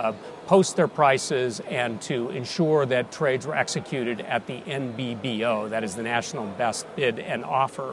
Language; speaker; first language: English; native; English